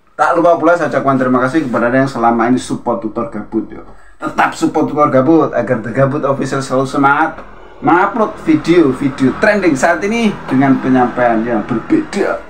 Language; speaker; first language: Indonesian; native; Indonesian